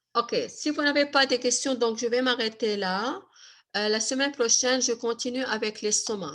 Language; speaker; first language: French; non-native, local second language; Arabic